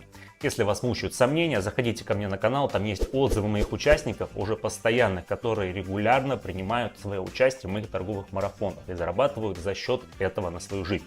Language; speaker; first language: Russian; native; Russian